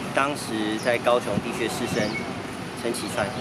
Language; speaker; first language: Chinese; native; Chinese